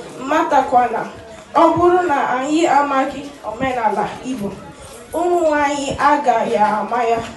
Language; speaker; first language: Igbo; early bilingual, heritage; Igbo